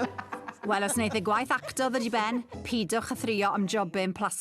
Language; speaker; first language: Welsh; native; Welsh